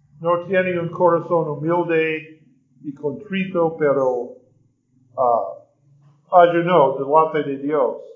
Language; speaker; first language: Spanish; non-native, learner; English